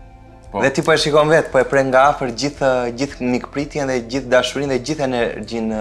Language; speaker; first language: Albanian; native; Albanian